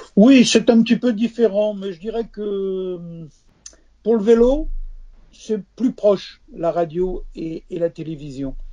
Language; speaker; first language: French; native; French